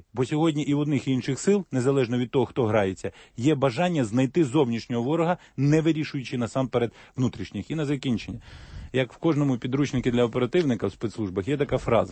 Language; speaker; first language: Ukrainian; native; Ukrainian